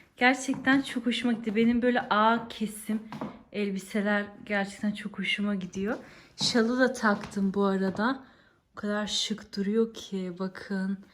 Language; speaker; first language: Turkish; early bilingual, heritage; Turkish